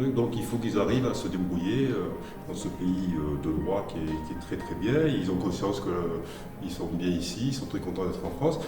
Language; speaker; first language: French; native; French